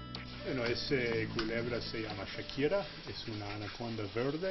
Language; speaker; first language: Spanish; non-native, fluent; English